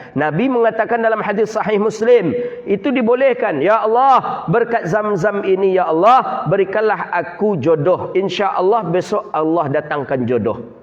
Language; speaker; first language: Malay; native; Malay